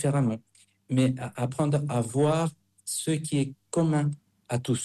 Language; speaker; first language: French; non-native, fluent; Spanish